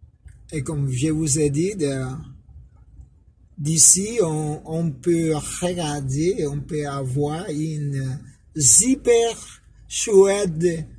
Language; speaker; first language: French; non-native, fluent; Spanish